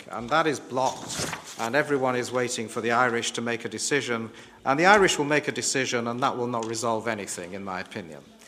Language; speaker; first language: English; native; English